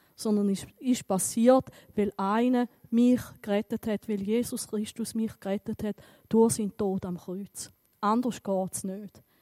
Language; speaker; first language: German; native; German